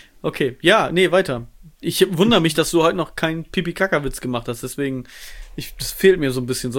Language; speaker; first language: German; native; German